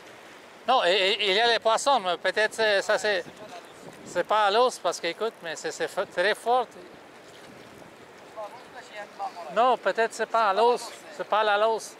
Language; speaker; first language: French; non-native, fluent; Russian